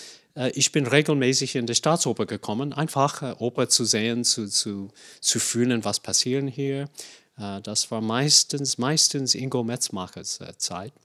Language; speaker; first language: German; non-native, fluent; English